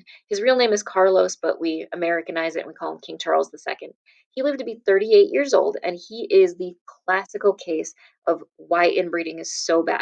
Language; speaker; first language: English; native; English